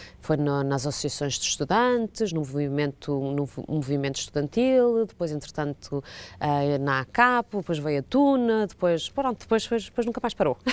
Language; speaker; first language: Portuguese; native; Portuguese